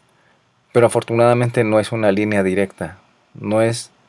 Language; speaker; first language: Spanish; native; Spanish